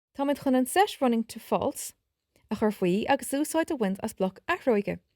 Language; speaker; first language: Irish; native; Irish